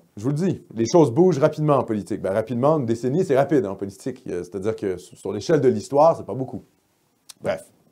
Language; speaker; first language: French; native; French